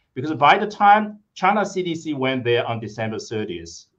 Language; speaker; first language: English; non-native, fluent; Chinese